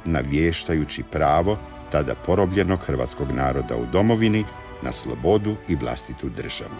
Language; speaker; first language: Croatian; native; Croatian